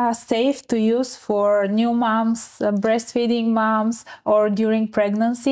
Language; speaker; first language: English; non-native, fluent; Bulgarian